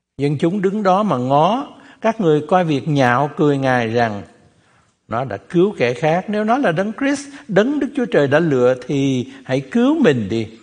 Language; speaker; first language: Vietnamese; native; Vietnamese